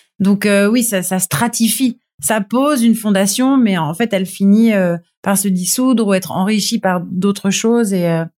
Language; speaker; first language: French; native; French